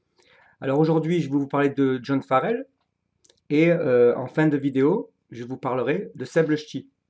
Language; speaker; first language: French; native; French